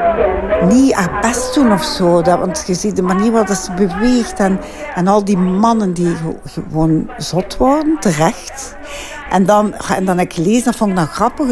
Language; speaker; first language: Dutch; native; Dutch